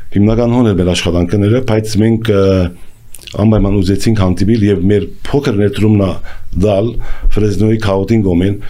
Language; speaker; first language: Armenian; early bilingual, heritage; Armenian